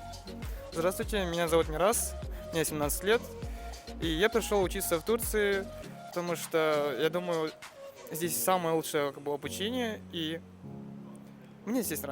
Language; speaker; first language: Russian; non-native, local second language; Kazakh